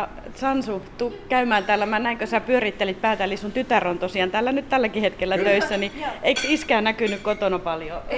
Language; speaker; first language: Finnish; native; Finnish